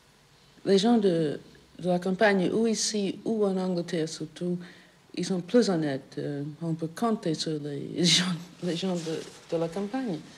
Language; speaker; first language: French; non-native, fluent; English